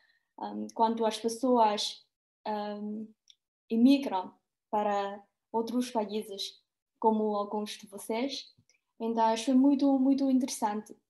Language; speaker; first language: Portuguese; non-native, fluent; Chinese